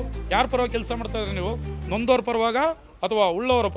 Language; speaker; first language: Kannada; native; Kannada